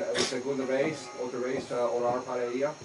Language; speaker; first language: Spanish; non-native, learner; English